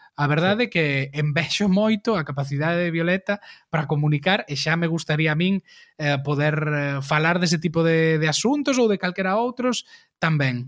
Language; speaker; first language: Galician; native; Galician